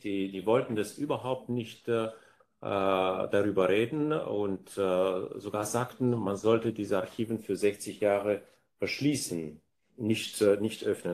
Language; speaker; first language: German; non-native, fluent; Bulgarian